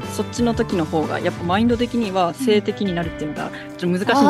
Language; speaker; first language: Japanese; native; Japanese